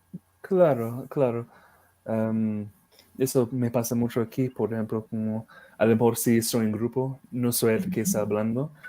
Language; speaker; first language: Spanish; non-native, fluent; English